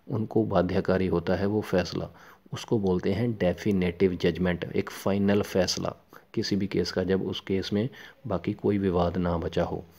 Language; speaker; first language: Hindi; non-native, local second language; Punjabi